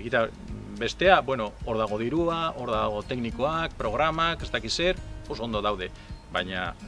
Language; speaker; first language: Basque; non-native, local second language; Spanish